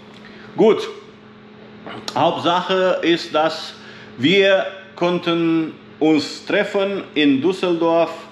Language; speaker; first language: German; non-native, fluent; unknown